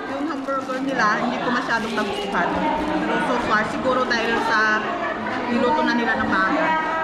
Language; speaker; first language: Filipino; non-native, local second language; Iloko